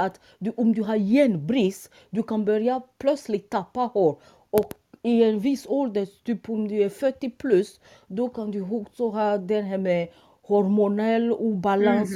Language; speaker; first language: Swedish; non-native, fluent; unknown